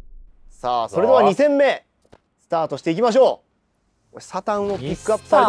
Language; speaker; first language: Japanese; native; Japanese